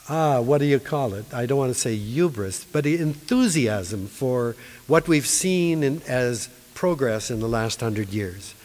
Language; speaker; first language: English; native; English